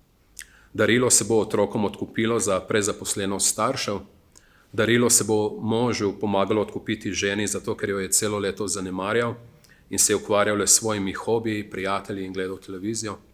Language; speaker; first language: Slovenian; native; Slovenian